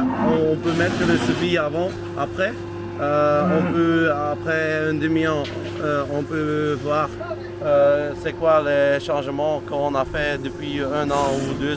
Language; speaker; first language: French; non-native, local second language; Dutch